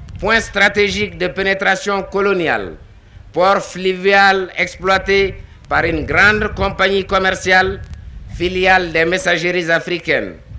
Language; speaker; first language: French; non-native, local second language; Bambara